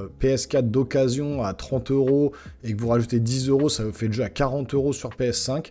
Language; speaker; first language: French; native; French